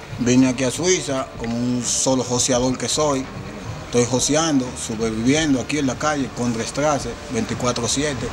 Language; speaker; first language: Spanish; native; Spanish